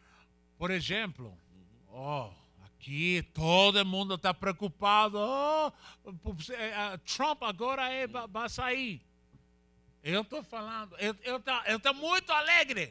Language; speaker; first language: Portuguese; non-native, learner; Spanish